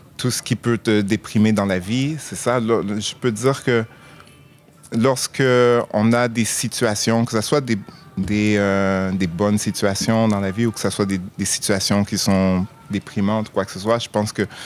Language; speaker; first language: French; native; French